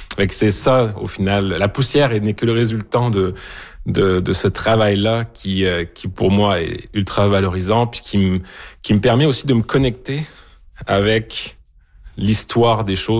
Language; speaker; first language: French; native; French